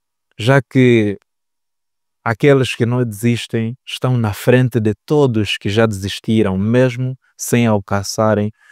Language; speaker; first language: Portuguese; native; Portuguese